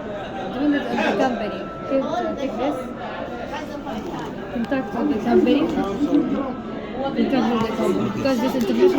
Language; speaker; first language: English; non-native, learner; Arabic